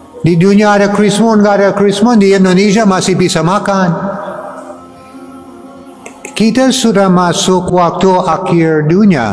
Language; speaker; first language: Indonesian; non-native, fluent; English